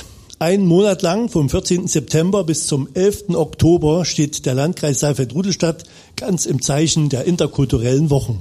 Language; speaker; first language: German; native; German